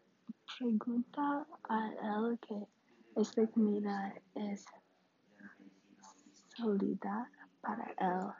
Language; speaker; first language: Spanish; non-native, learner; English